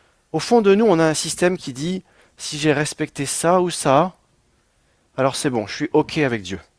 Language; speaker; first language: French; native; French